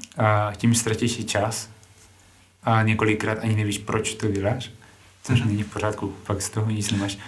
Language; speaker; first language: Czech; non-native, fluent; Spanish